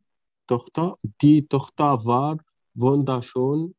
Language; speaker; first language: German; non-native, learner; Arabic